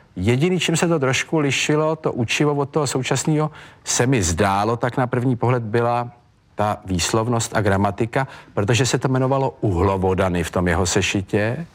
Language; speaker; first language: Czech; native; Czech